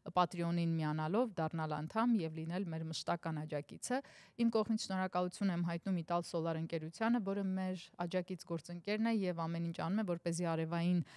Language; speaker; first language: Armenian; native; Armenian